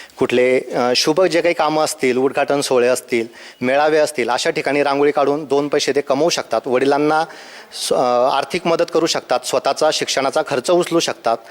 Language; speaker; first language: Marathi; native; Marathi